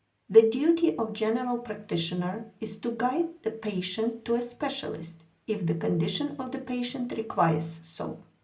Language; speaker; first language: English; non-native, fluent; Ukrainian